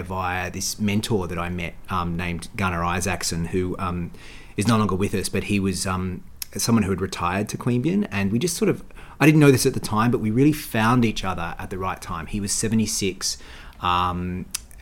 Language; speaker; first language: English; native; English